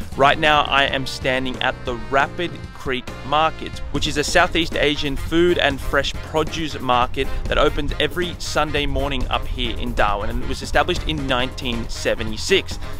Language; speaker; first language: English; native; English